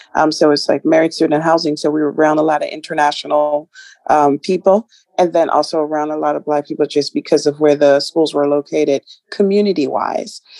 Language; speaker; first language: English; early bilingual, other home language; Ibibio